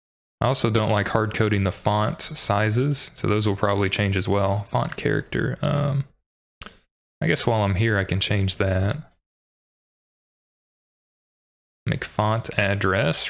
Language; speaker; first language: English; native; English